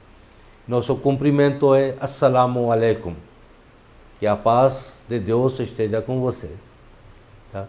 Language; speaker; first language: Portuguese; non-native, fluent; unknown